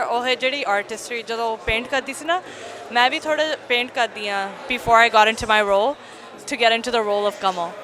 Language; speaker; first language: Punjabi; early bilingual, heritage; English